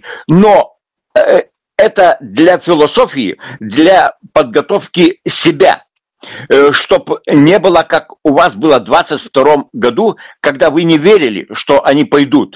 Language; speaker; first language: Russian; non-native, local second language; Lithuanian